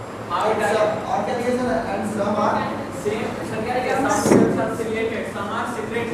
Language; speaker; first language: Hindi; native; Hindi